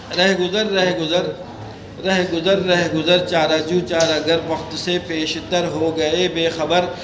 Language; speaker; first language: Urdu; native; Urdu